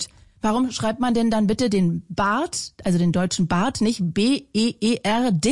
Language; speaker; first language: German; native; German